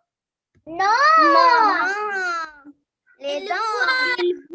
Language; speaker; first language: French; non-native, learner; Arabic